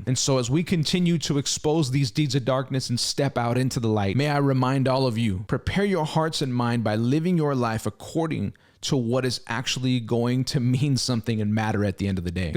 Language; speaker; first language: English; native; English